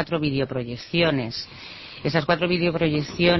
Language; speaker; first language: Spanish; early bilingual, heritage; Spanish